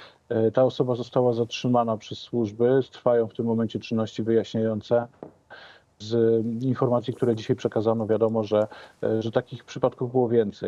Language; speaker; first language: Polish; native; Polish